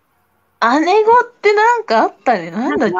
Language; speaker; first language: Japanese; native; Japanese